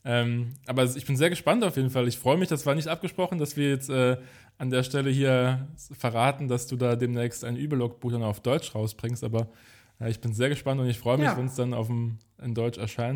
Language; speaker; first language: German; native; German